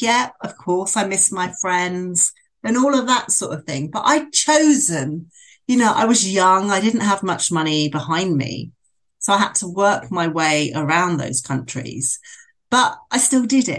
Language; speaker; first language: English; native; English